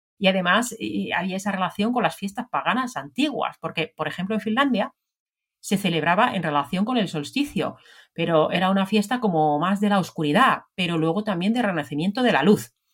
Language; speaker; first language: Spanish; non-native, fluent; Finnish